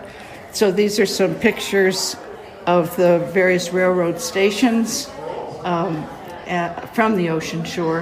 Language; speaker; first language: English; native; English